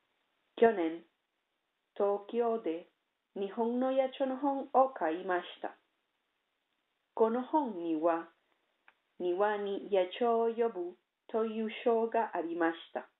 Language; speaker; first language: Japanese; non-native, learner; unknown